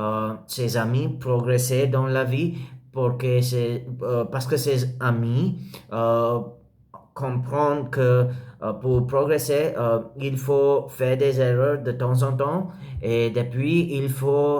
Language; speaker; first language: French; non-native, learner; English